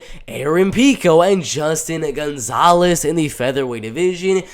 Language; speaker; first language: English; native; English